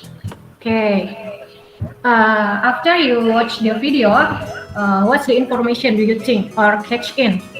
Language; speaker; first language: English; non-native, learner; Indonesian